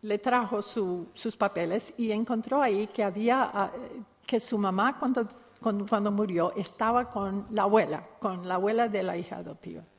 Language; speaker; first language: Spanish; non-native, fluent; English